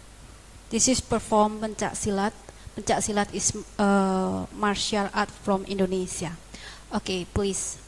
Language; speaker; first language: English; non-native, learner; Indonesian